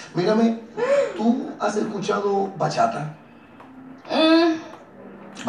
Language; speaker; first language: Spanish; native; Spanish